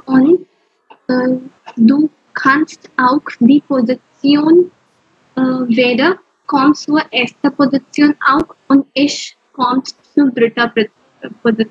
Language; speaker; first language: German; non-native, fluent; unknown